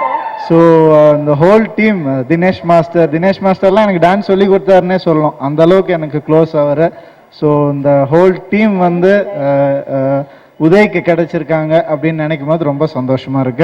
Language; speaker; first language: Tamil; native; Tamil